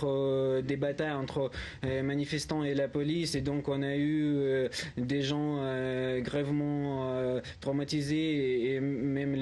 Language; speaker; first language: French; non-native, learner; Ukrainian